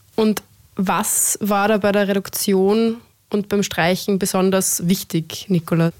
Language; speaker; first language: German; native; German